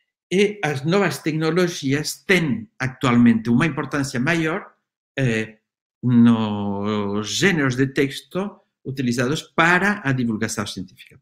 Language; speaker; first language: Portuguese; non-native, fluent; Spanish